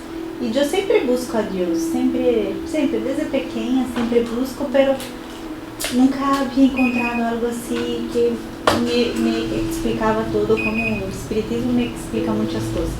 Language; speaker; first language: Spanish; non-native, fluent; Portuguese